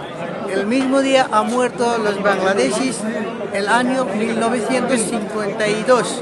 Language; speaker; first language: Spanish; non-native, learner; Bangla